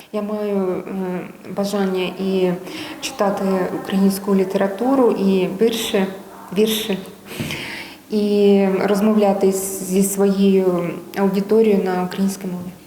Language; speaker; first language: Ukrainian; non-native, local second language; Russian